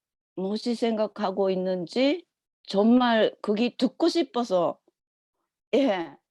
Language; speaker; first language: Korean; non-native, learner; Japanese